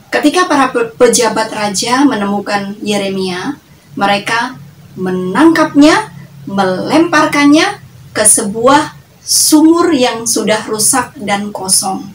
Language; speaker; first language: Indonesian; native; Indonesian